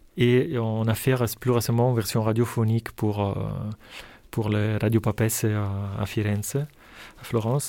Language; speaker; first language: French; non-native, fluent; Italian